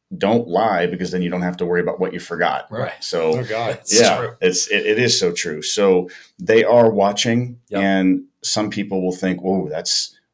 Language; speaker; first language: English; native; English